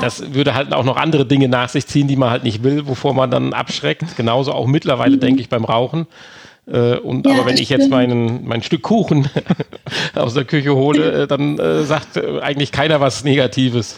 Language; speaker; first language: German; native; German